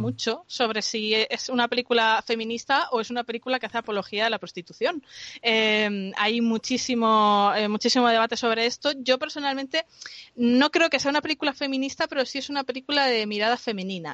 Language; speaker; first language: Spanish; native; Spanish